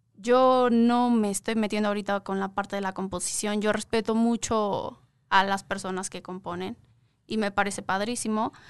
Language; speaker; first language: Spanish; native; Spanish